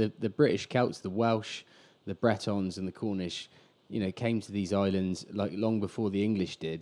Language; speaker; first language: English; native; English